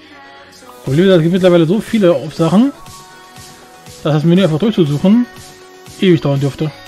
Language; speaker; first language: German; native; German